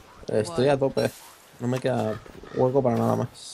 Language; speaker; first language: Spanish; native; Spanish